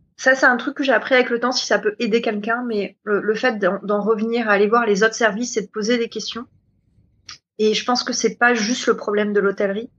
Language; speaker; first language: French; native; French